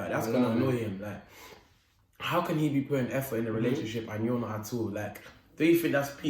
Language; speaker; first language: English; native; English